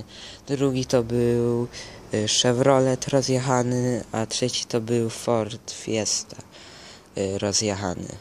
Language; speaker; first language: Polish; early bilingual, heritage; Polish